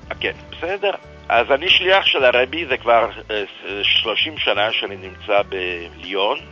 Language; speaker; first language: Hebrew; non-native, fluent; French